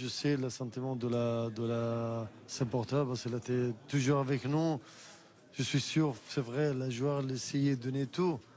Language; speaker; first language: French; non-native, learner; Arabic